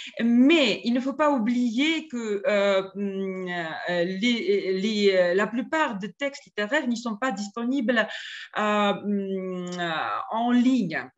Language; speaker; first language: French; non-native, fluent; Georgian